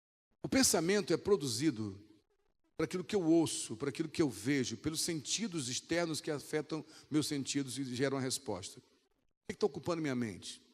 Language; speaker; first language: Portuguese; native; Portuguese